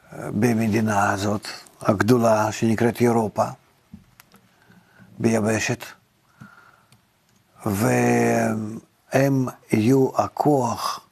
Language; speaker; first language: Hebrew; non-native, fluent; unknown